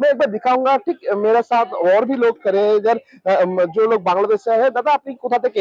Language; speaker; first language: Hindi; non-native, local second language; Bangla